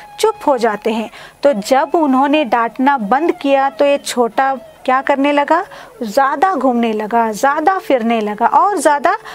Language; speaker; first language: Hindi; non-native, local second language; Kannada